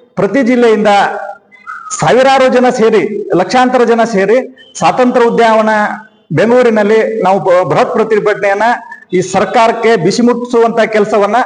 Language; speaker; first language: Kannada; non-native, local second language; Lambadi